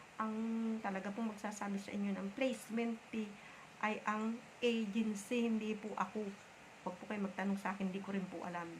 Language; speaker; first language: Filipino; non-native, local second language; Bikol